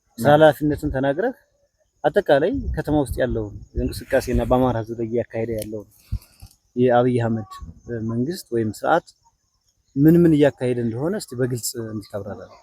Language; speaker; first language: Amharic; native; Amharic